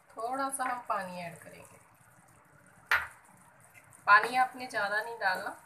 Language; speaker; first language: Hindi; non-native, local second language; Punjabi